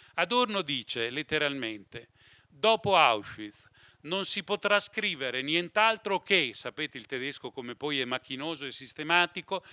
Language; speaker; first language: Italian; native; Italian